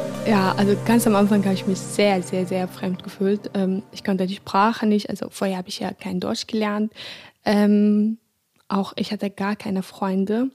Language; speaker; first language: German; non-native, fluent; Arabic